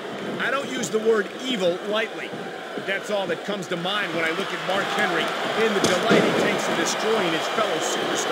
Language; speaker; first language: English; native; English